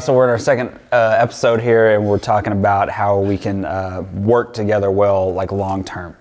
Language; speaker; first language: English; native; English